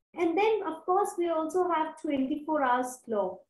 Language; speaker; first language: English; non-native, local second language; Hindi